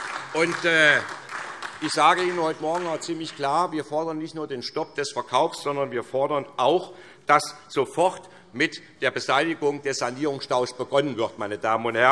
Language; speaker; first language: German; native; German